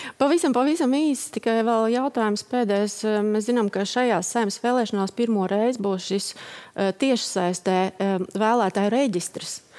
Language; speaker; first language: Latvian; native; Latvian